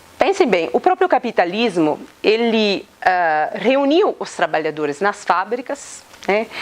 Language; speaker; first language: Portuguese; non-native, fluent; Italian